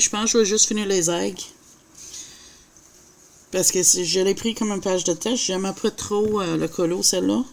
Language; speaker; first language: French; native; French